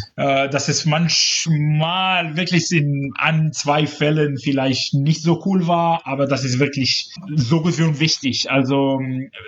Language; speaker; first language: German; non-native, fluent; Hebrew